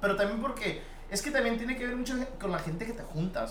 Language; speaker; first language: Spanish; early bilingual, heritage; Spanish